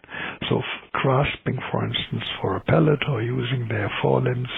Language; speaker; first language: English; non-native, fluent; German